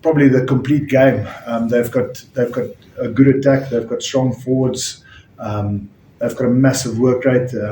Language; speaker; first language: English; non-native, local second language; Afrikaans